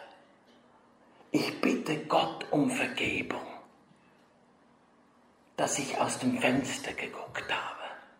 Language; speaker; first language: German; native; German